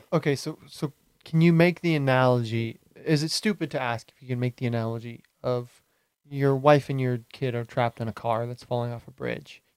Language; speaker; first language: English; native; English